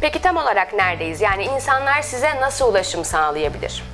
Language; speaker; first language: Turkish; native; Turkish